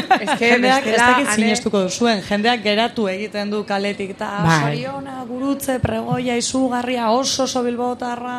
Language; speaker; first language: Basque; native; Basque